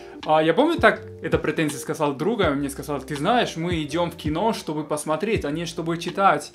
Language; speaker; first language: Russian; non-native, fluent; Spanish